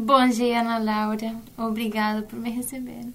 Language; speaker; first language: Portuguese; non-native, fluent; Spanish